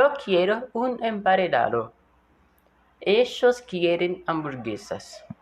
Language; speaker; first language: Spanish; non-native, learner; Portuguese